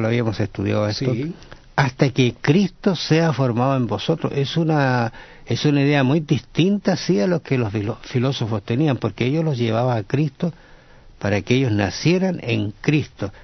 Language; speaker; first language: Spanish; native; Spanish